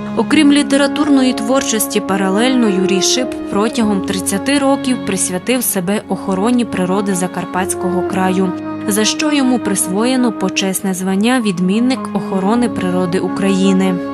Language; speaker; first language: Ukrainian; native; Ukrainian